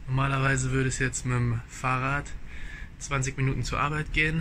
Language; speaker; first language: German; native; German